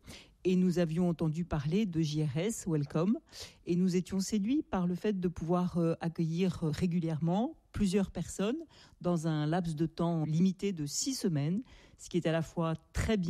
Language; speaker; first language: French; native; French